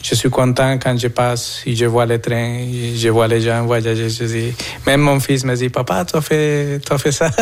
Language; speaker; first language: French; non-native, fluent; Spanish